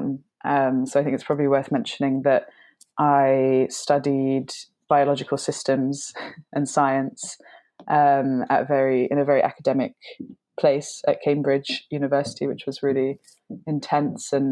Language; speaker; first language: English; native; English